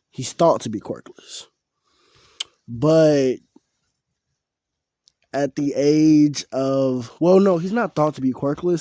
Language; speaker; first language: English; native; English